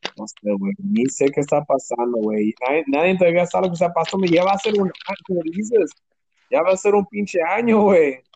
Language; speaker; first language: Spanish; early bilingual, heritage; Spanish